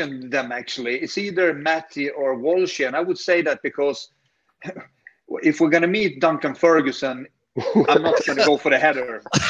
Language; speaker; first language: English; non-native, fluent; Swedish